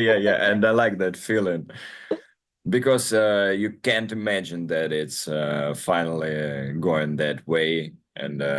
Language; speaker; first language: English; non-native, learner; Russian